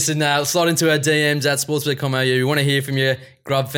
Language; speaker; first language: English; native; English